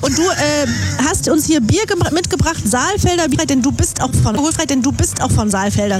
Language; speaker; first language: German; native; German